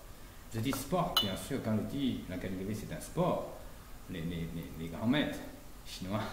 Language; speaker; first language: French; non-native, fluent; Chinese